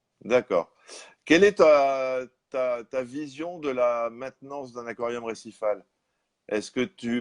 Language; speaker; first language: French; native; French